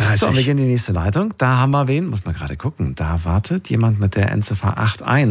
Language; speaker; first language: German; native; German